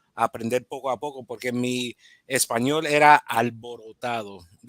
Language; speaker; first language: Spanish; early bilingual, heritage; Spanish